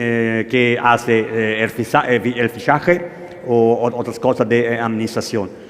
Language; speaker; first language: Spanish; non-native, learner; Italian